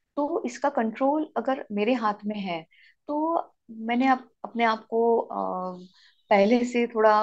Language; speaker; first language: Hindi; non-native, local second language; Marathi